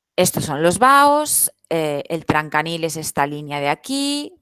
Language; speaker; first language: Spanish; non-native, local second language; Catalan